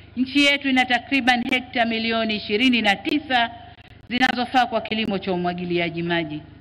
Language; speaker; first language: Swahili; native; Swahili